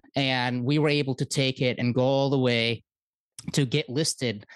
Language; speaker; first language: English; early bilingual, other home language; Arabic